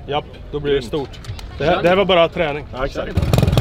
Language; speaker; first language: Swedish; native; Swedish